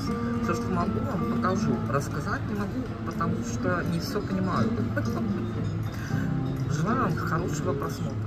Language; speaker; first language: Russian; native; Russian